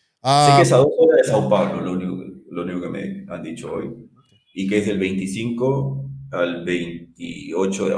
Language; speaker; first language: Spanish; native; Spanish